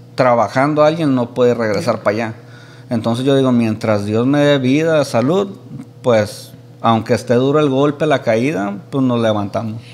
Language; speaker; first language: Spanish; native; Spanish